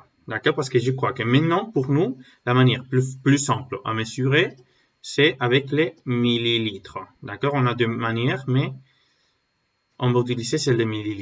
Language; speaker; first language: French; non-native, learner; Spanish